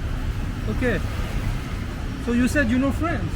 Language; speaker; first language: English; non-native, learner; French